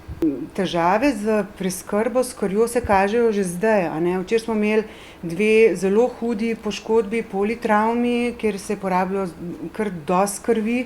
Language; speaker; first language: Slovenian; native; Slovenian